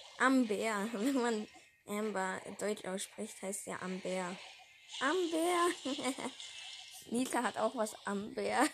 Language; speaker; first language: German; native; German